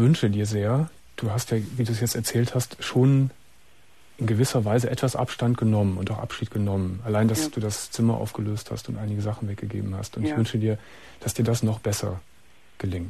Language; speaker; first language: German; native; German